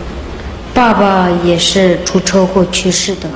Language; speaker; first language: Chinese; non-native, local second language; Mongolian